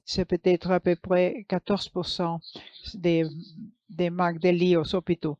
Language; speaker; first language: French; non-native, learner; English